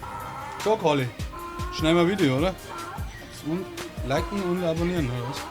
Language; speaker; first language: German; native; German